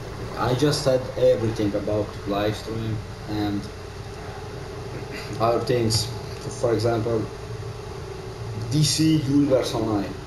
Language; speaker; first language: English; non-native, learner; Italian